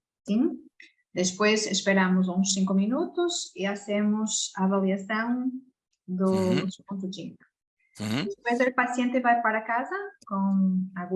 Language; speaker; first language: Spanish; non-native, learner; Portuguese